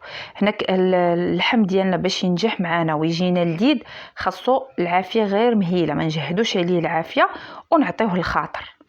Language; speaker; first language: Arabic; native; Arabic